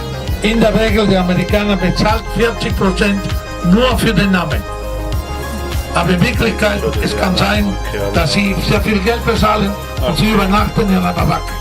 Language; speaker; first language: German; non-native, fluent; Spanish